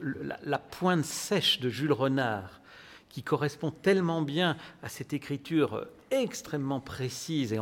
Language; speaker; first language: French; native; French